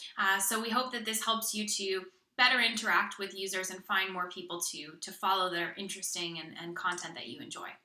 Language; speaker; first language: English; native; English